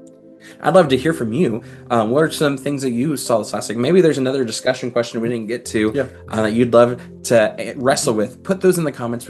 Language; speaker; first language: English; native; English